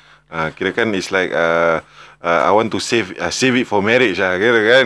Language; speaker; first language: English; non-native, local second language; Malay